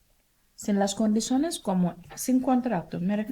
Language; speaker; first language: Spanish; non-native, learner; Wolof